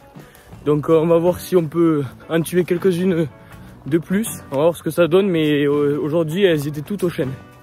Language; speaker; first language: French; native; French